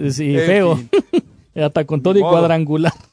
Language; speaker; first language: Spanish; native; Spanish